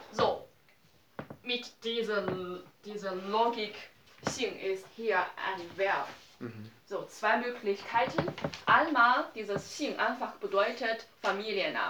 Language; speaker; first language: German; non-native, learner; Chinese